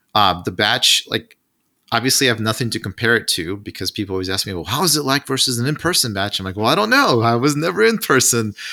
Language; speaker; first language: English; non-native, fluent; Russian